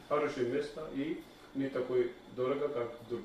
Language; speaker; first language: Russian; non-native, learner; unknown